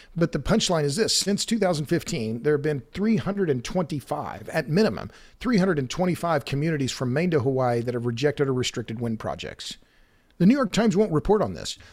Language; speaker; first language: English; native; English